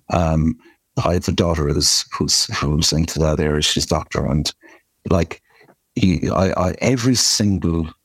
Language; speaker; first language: English; native; English